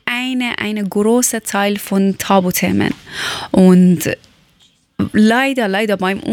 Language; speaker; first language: German; non-native, learner; Persian